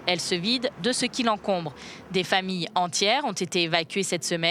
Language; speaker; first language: French; native; French